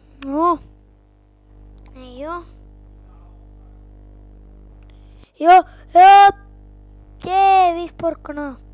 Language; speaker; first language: Finnish; native; Finnish